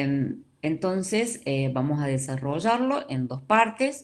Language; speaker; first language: Spanish; native; Spanish